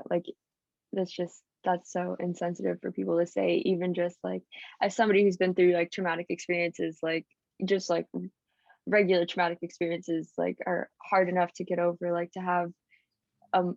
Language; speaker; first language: English; native; English